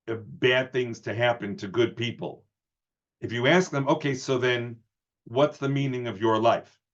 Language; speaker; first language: English; native; English